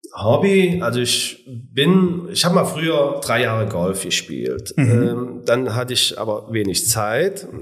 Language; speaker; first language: German; native; German